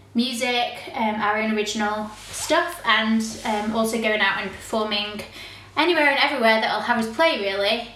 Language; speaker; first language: English; native; English